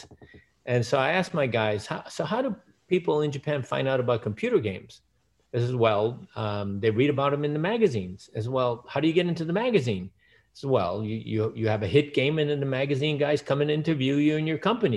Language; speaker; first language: English; early bilingual, other home language; Dutch